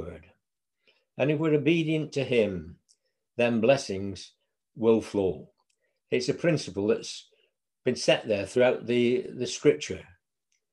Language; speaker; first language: English; native; English